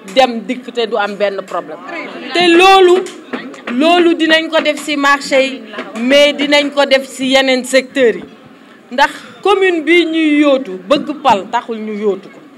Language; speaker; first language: Wolof; native; Wolof